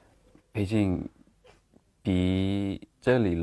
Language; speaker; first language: Chinese; non-native, learner; Thai